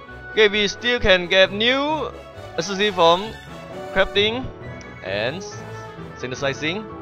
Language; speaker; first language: English; non-native, learner; Thai